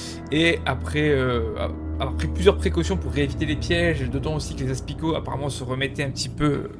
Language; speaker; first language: French; native; French